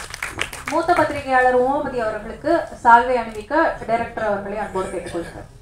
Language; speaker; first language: Tamil; native; Tamil